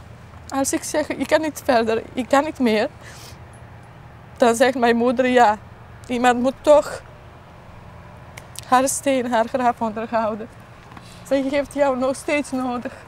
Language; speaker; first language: Dutch; non-native, fluent; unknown